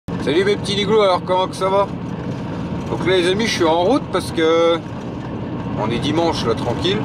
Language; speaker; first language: French; native; French